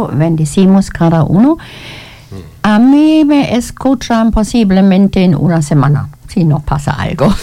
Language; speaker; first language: Spanish; non-native, learner; German